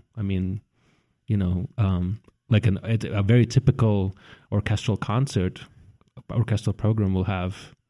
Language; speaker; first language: English; early bilingual, other home language; Russian